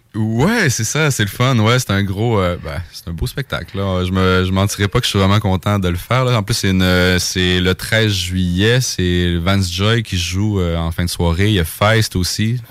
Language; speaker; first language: French; native; French